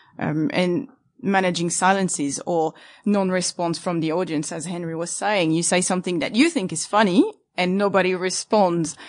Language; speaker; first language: English; non-native, fluent; French